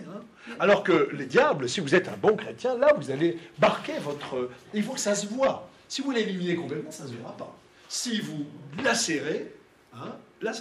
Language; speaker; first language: French; native; French